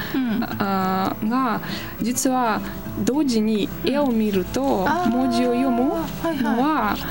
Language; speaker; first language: Japanese; non-native, fluent; Russian